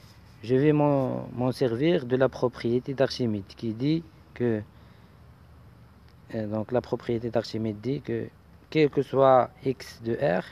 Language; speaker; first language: French; non-native, local second language; Arabic